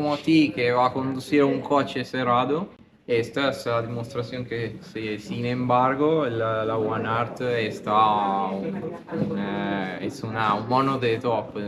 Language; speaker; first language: Spanish; non-native, learner; Italian